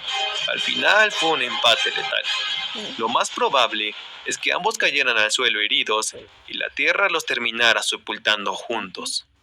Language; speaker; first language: Spanish; native; Spanish